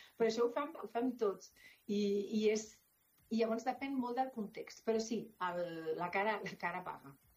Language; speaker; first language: Catalan; non-native, local second language; Spanish